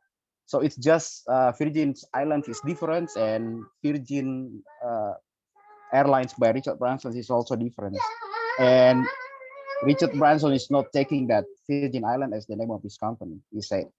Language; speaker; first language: English; non-native, fluent; Indonesian